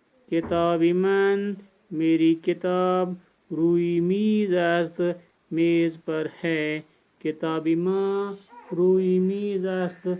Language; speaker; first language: Persian; non-native, fluent; Urdu